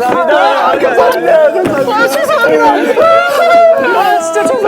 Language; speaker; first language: Korean; non-native, local second language; Chinese